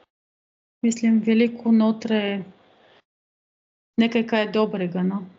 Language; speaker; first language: Slovenian; non-native, fluent; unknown